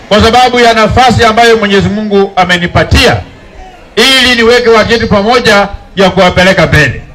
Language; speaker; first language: Swahili; non-native, local second language; Luyia